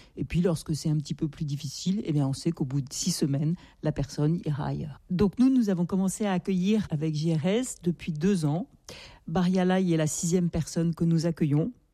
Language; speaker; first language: French; native; French